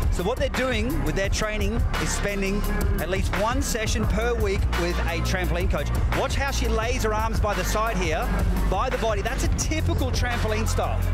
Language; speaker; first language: English; native; English